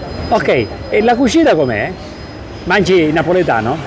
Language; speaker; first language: Italian; native; Italian